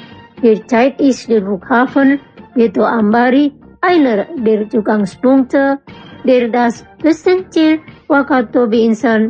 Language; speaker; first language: German; non-native, fluent; Indonesian